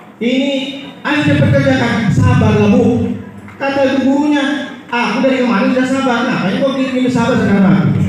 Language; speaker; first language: Indonesian; non-native, local second language; Madurese